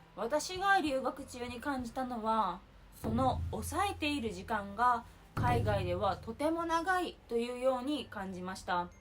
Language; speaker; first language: Japanese; native; Japanese